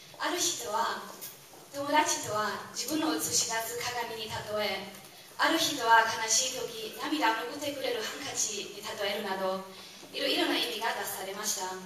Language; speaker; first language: Japanese; non-native, fluent; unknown